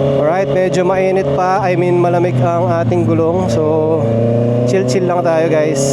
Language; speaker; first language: Filipino; non-native, local second language; Pampanga